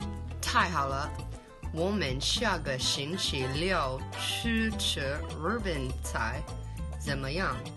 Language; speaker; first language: Chinese; non-native, learner; English